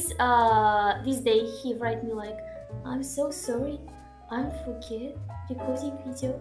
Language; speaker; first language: English; non-native, learner; Russian